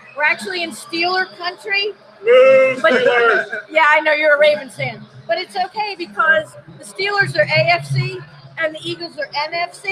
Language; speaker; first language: English; native; English